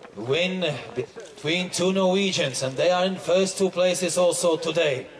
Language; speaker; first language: English; non-native, fluent; Latvian